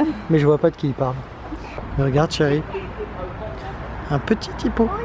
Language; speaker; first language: French; native; French